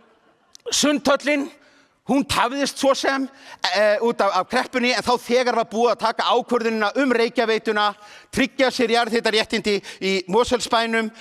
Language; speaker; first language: Icelandic; native; Icelandic